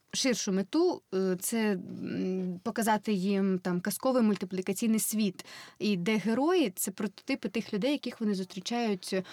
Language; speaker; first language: Ukrainian; non-native, local second language; Russian